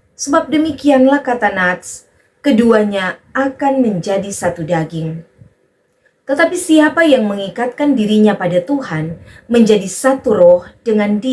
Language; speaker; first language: Indonesian; native; Indonesian